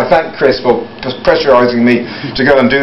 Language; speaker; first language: English; native; English